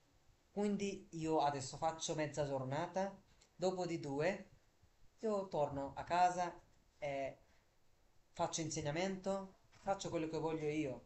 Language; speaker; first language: Italian; non-native, fluent; Bangla